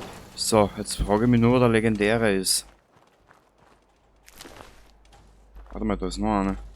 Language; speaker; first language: German; native; German